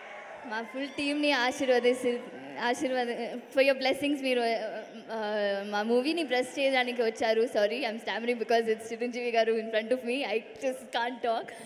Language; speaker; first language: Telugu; non-native, learner; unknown